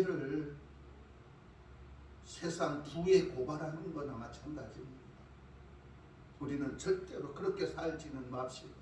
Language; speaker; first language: Korean; native; Korean